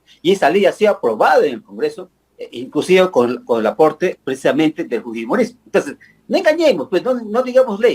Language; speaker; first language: Spanish; native; Spanish